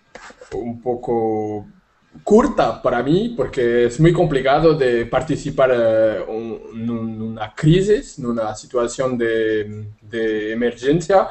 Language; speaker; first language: Spanish; non-native, fluent; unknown